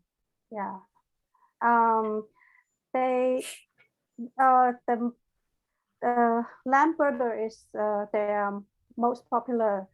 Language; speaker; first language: English; non-native, learner; Chinese